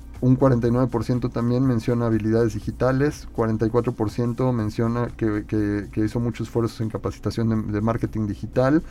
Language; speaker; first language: Spanish; native; Spanish